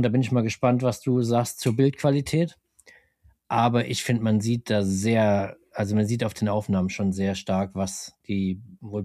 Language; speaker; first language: German; native; German